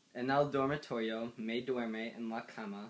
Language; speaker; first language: Spanish; non-native, learner; English